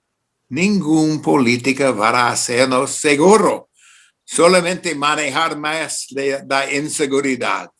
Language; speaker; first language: Spanish; non-native, fluent; English